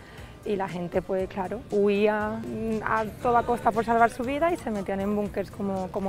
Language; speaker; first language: Spanish; native; Spanish